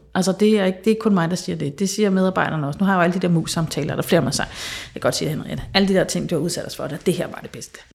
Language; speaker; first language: Danish; native; Danish